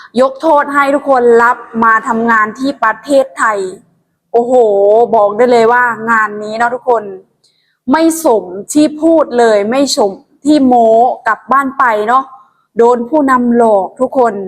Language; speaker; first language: Thai; non-native, local second language; Lao